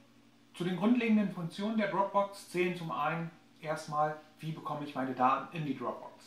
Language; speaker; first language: German; native; German